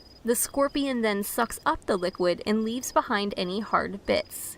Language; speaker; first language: English; native; English